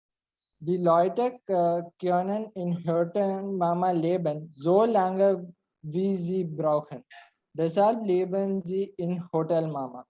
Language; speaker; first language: German; non-native, learner; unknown